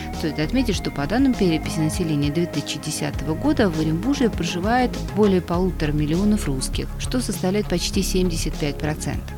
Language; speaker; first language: Russian; native; Russian